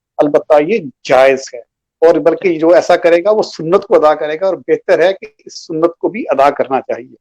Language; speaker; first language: Urdu; non-native, local second language; Punjabi